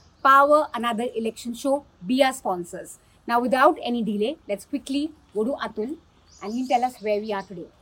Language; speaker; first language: English; non-native, local second language; Hindi